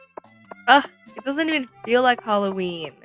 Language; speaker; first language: English; native; English